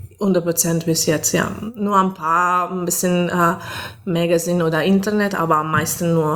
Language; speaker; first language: German; non-native, fluent; Italian